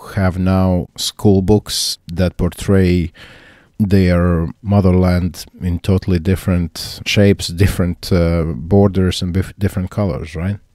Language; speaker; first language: English; non-native, fluent; Latvian